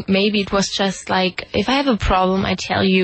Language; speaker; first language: English; non-native, fluent; German